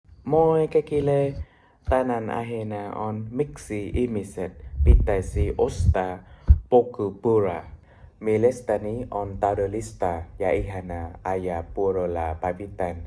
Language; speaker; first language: Finnish; non-native, learner; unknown